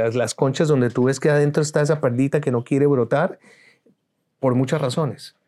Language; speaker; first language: Spanish; native; Spanish